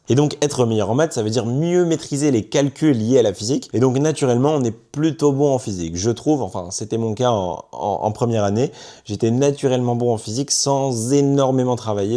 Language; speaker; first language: French; native; French